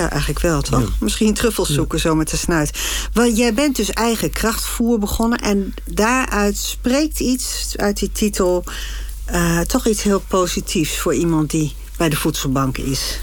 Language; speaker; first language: Dutch; native; Dutch